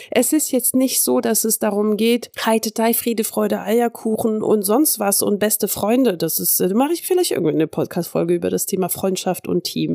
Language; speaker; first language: German; early bilingual, heritage; French